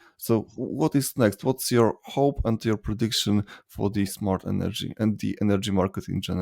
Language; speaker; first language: English; non-native, fluent; Polish